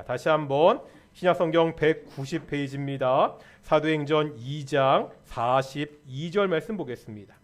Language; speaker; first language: Korean; native; Korean